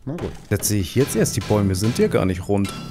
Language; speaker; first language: German; native; German